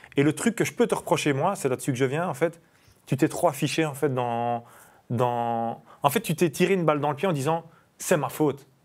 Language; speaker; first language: French; native; French